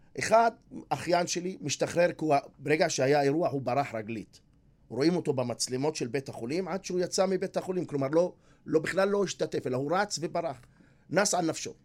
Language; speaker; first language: Hebrew; non-native, local second language; Arabic